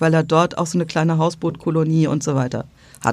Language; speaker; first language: German; native; German